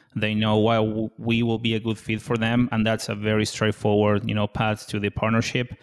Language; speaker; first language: English; non-native, fluent; Spanish